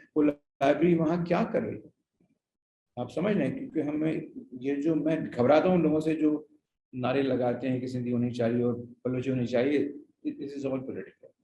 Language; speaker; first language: Urdu; native; Urdu